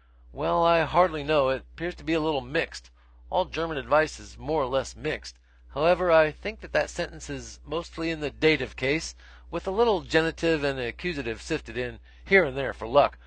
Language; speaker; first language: English; native; English